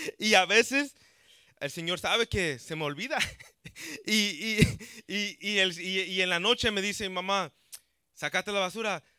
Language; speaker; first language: Spanish; early bilingual, heritage; Spanish